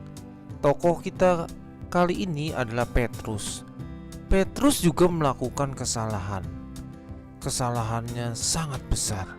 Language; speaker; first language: Indonesian; native; Indonesian